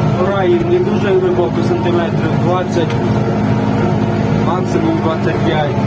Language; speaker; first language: Ukrainian; native; Ukrainian